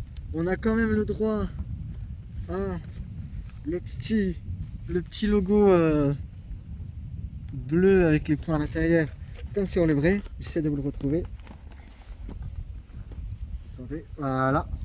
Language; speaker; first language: French; native; French